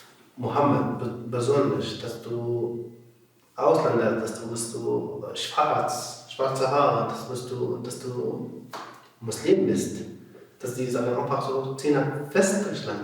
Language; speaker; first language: German; non-native, learner; Arabic